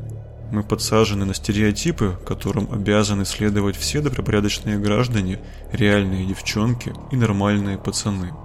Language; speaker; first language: Russian; native; Russian